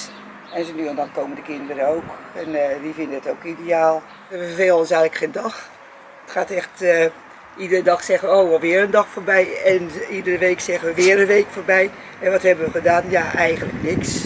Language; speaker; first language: Dutch; native; Dutch